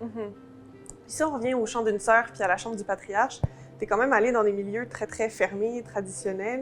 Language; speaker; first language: French; native; French